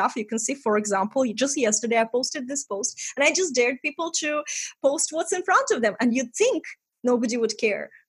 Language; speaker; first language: English; non-native, fluent; Estonian